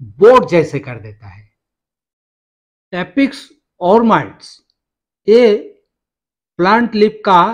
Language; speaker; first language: Hindi; non-native, local second language; Bangla